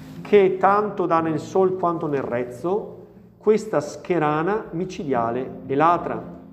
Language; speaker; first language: Italian; native; Italian